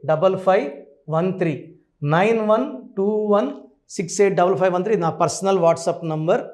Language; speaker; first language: Telugu; native; Telugu